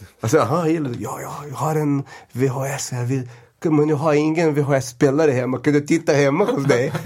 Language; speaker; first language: Swedish; non-native, fluent; Portuguese